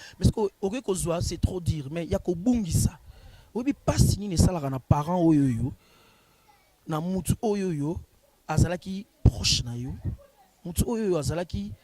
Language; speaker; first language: Lingala; native; Lingala